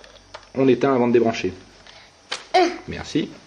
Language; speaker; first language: French; native; French